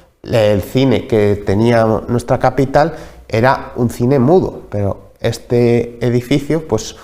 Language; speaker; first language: Spanish; native; Spanish